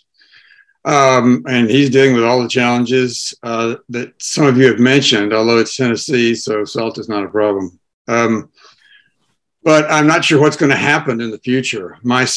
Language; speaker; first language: English; native; English